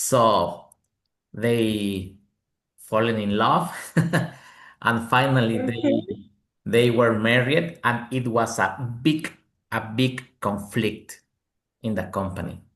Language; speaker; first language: English; non-native, learner; Spanish